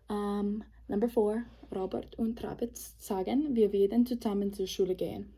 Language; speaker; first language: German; non-native, learner; English